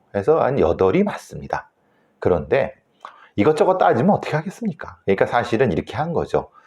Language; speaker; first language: Korean; native; Korean